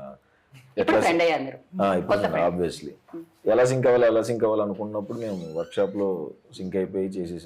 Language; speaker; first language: Telugu; native; Telugu